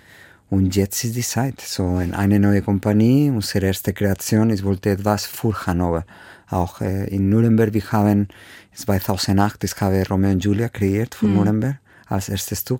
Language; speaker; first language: German; non-native, fluent; Spanish